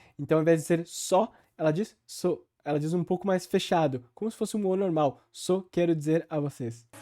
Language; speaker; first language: Portuguese; native; Portuguese